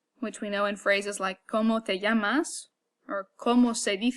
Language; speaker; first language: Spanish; non-native, fluent; English